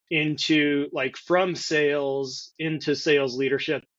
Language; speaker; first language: English; native; English